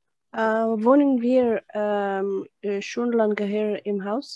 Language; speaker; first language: German; non-native, learner; Arabic